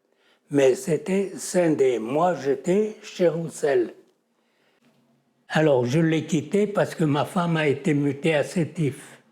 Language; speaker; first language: French; native; French